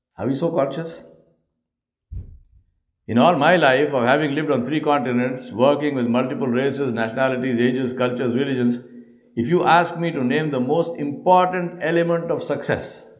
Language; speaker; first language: English; non-native, local second language; Urdu